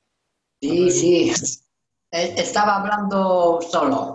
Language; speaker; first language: Spanish; non-native, learner; Romanian